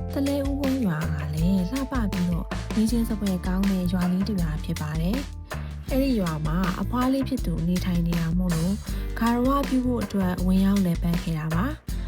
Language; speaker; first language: Burmese; native; Burmese